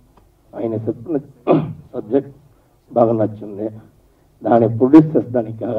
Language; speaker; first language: Telugu; non-native, learner; Tamil